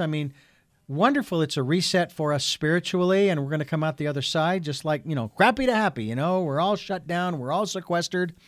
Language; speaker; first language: English; native; English